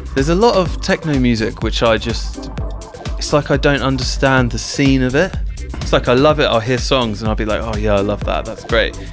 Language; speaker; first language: English; native; English